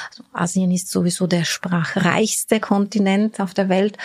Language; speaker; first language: German; early bilingual, other home language; Bulgarian